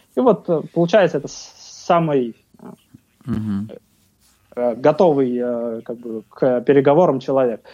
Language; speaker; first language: Russian; native; Russian